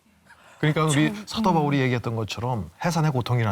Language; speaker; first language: Korean; native; Korean